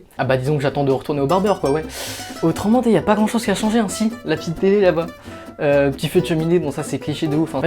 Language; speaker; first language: French; native; French